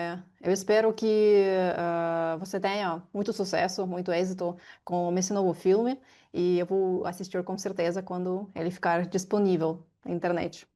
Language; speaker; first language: Portuguese; non-native, fluent; Ukrainian